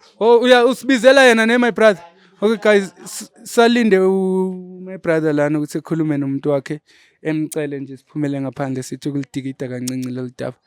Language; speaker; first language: Zulu; non-native, local second language; Xhosa